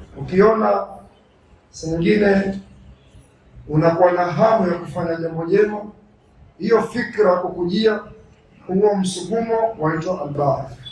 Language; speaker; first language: Swahili; native; Swahili